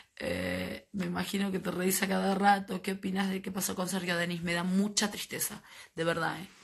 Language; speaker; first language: Spanish; native; Spanish